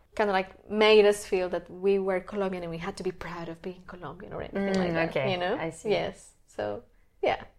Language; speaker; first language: English; non-native, fluent; Spanish